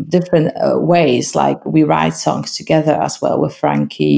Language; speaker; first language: English; non-native, fluent; Polish